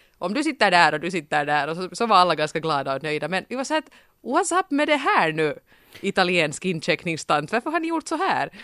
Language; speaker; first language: Swedish; native; Swedish